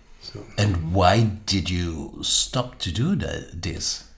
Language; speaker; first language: English; non-native, learner; German